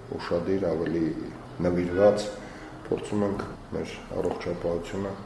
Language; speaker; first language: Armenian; native; Armenian